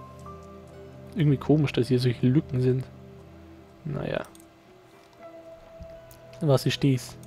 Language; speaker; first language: German; native; German